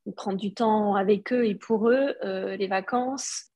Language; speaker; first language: French; non-native, local second language; Arabic